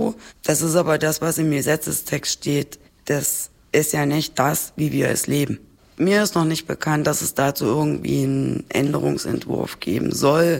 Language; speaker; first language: German; native; German